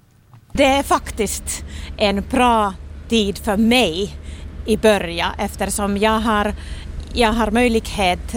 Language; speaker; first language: Swedish; non-native, local second language; Finnish